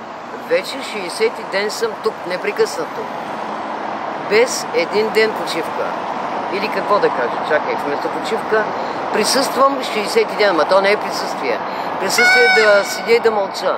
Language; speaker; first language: Bulgarian; native; Bulgarian